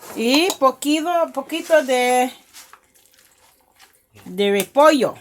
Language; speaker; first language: Spanish; non-native, learner; English